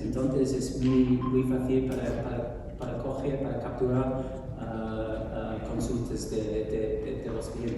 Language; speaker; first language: Spanish; non-native, fluent; English